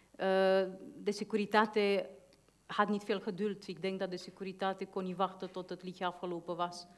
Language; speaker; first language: Dutch; non-native, fluent; Hungarian